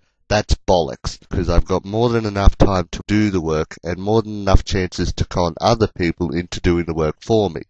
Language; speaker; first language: English; native; English